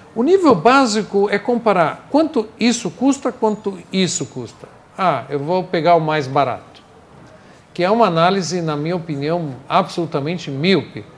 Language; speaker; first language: Portuguese; non-native, fluent; English